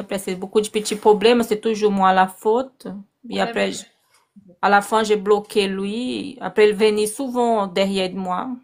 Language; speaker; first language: French; non-native, learner; Portuguese